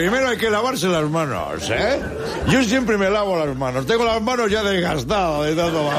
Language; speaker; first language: Spanish; native; Spanish